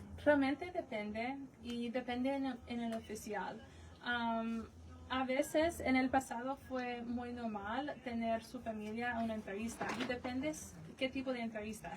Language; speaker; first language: Spanish; non-native, fluent; English